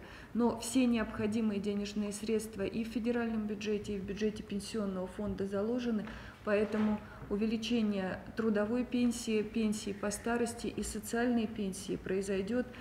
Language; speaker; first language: Russian; native; Russian